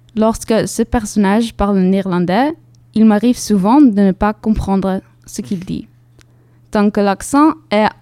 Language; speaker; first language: French; non-native, fluent; Dutch